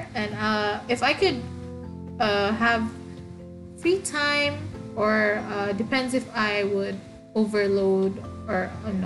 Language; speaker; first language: English; non-native, local second language; Waray